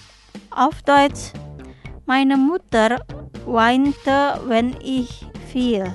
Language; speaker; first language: German; non-native, fluent; Indonesian